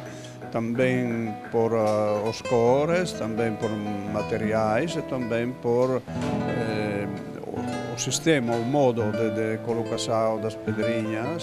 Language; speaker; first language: Portuguese; non-native, learner; Italian